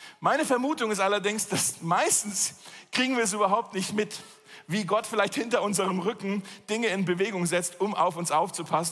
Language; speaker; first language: German; native; German